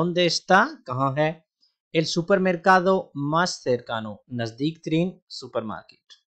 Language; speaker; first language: Spanish; non-native, fluent; Urdu